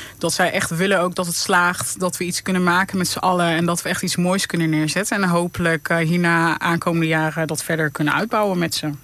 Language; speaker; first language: Dutch; early bilingual, other home language; Papiamento